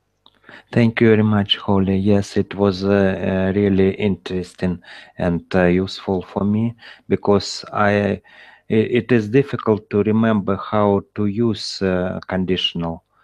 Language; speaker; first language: English; non-native, learner; Russian